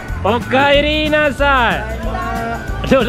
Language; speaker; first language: Japanese; non-native, learner; Indonesian